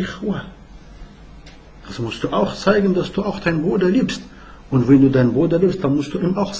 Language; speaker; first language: German; non-native, learner; Arabic